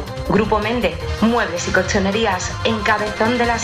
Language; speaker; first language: Spanish; native; Spanish